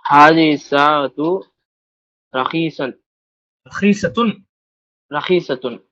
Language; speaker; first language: Arabic; non-native, learner; Tamil